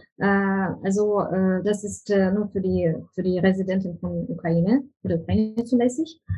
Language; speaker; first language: German; non-native, fluent; Ukrainian